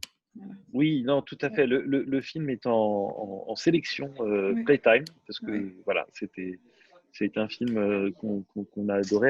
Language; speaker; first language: French; native; French